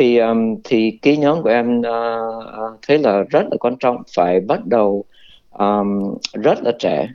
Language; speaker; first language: Vietnamese; early bilingual, heritage; Vietnamese